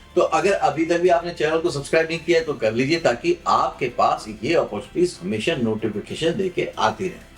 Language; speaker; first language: Hindi; native; Hindi